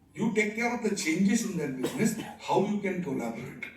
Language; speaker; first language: English; non-native, local second language; Marathi